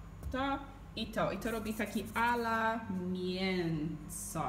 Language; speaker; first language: Polish; non-native, learner; English